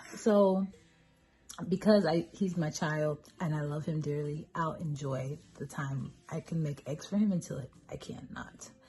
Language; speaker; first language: English; native; English